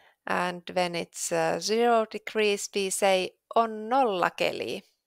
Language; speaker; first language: English; non-native, fluent; Finnish